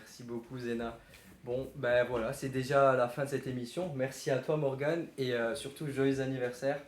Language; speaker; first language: French; native; French